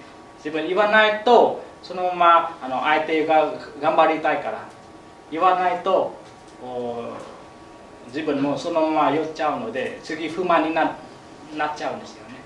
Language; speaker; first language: Japanese; non-native, learner; Vietnamese